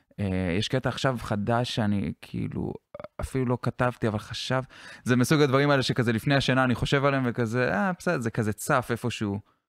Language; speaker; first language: Hebrew; native; Hebrew